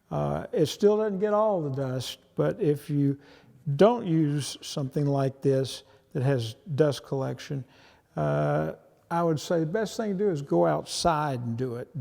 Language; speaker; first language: English; native; English